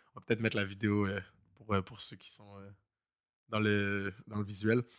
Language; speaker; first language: French; native; French